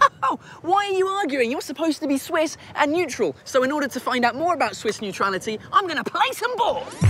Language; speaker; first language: English; native; English